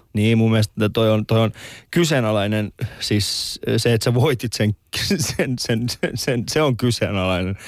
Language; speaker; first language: Finnish; early bilingual, other home language; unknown